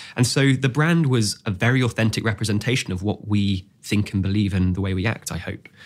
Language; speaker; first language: English; native; English